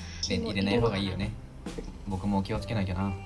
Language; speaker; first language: Japanese; native; Japanese